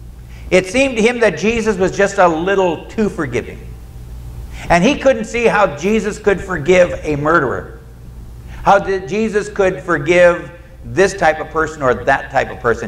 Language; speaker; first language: English; native; English